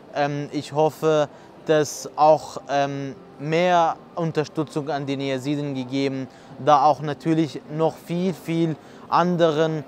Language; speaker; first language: German; non-native, fluent; Kurdish